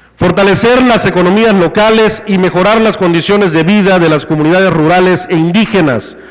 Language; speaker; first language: Spanish; native; Spanish